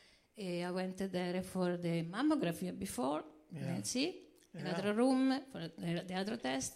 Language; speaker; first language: English; non-native, learner; Italian